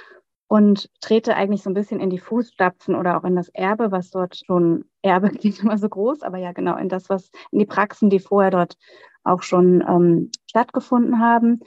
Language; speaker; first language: German; native; German